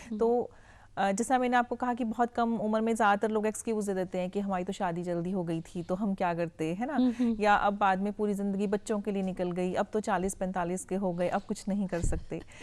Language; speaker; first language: Hindi; native; Hindi